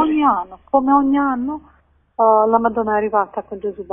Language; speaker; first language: Italian; non-native, fluent; Croatian